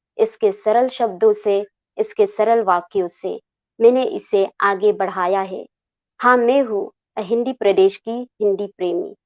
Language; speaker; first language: Hindi; non-native, local second language; Khasi